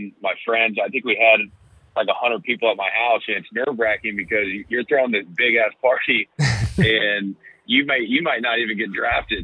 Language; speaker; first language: English; native; English